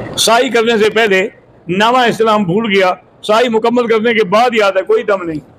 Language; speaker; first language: Urdu; native; Urdu